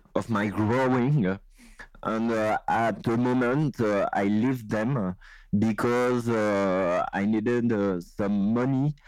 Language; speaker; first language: English; non-native, learner; French